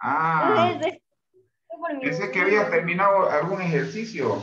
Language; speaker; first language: Spanish; native; Spanish